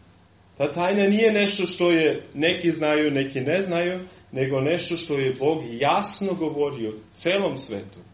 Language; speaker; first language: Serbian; non-native, fluent; German